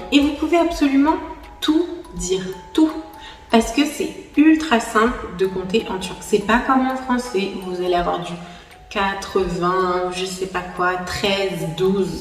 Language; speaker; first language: French; native; French